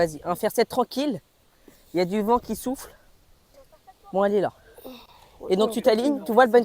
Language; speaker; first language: French; native; French